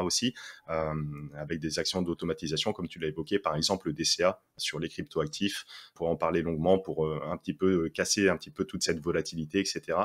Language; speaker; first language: French; native; French